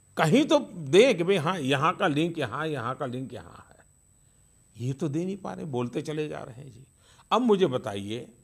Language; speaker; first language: Hindi; non-native, local second language; Gujarati